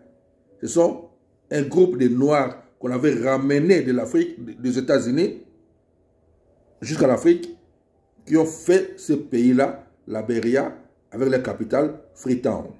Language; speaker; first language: French; non-native, local second language; Lingala